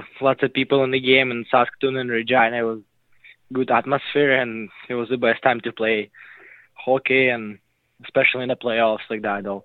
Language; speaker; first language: English; non-native, learner; Russian